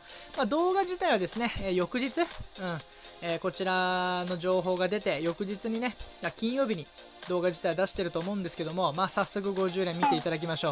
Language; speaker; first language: Japanese; native; Japanese